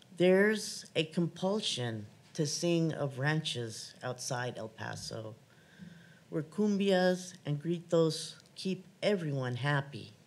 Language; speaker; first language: English; native; English